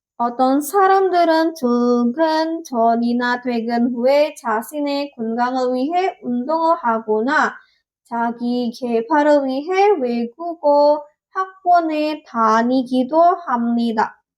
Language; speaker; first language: Korean; non-native, learner; Indonesian